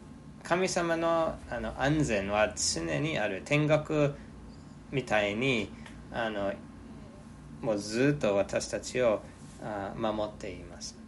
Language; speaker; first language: Japanese; non-native, fluent; English